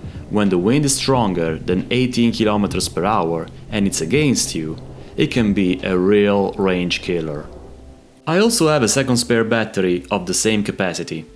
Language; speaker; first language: English; non-native, fluent; Italian